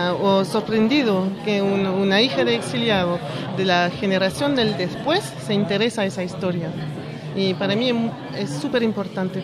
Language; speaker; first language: Spanish; early bilingual, heritage; French